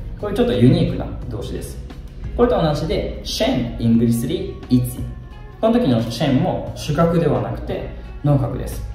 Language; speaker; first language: Japanese; native; Japanese